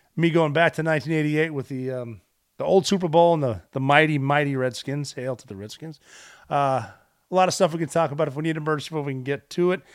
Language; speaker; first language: English; native; English